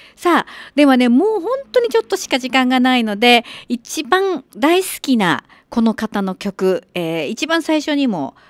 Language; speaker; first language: Japanese; native; Japanese